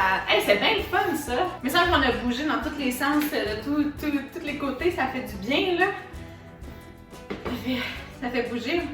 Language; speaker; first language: French; native; French